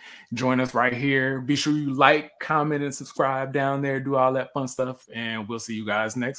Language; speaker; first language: English; native; English